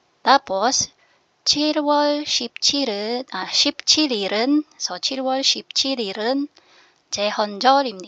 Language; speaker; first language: Korean; non-native, learner; Filipino